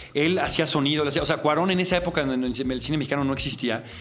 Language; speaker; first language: Spanish; native; Spanish